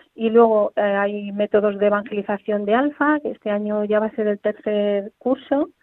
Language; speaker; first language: Spanish; native; Spanish